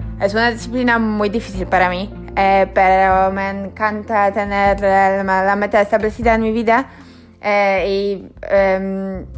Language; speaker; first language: Spanish; non-native, learner; Polish